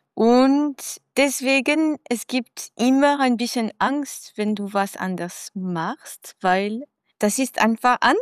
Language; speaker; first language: German; non-native, fluent; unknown